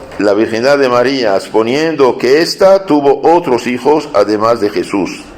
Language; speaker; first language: Spanish; non-native, fluent; Aramaic